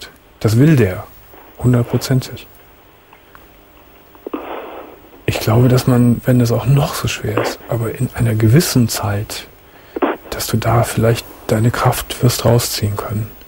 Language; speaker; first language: German; native; German